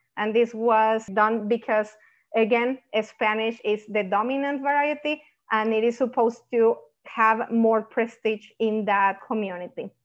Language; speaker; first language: English; non-native, fluent; Spanish